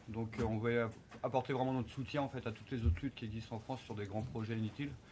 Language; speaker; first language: French; native; French